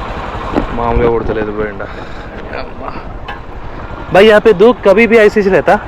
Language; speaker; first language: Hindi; non-native, local second language; Telugu